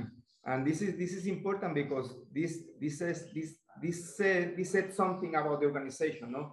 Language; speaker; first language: English; non-native, learner; Spanish